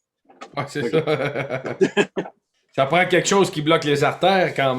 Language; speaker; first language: French; native; French